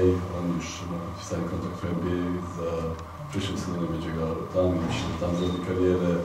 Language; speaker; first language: Polish; non-native, fluent; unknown